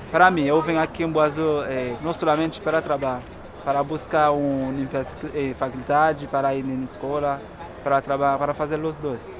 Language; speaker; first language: Portuguese; non-native, learner; Haitian Creole